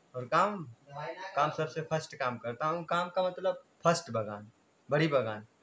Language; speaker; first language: Hindi; native; Hindi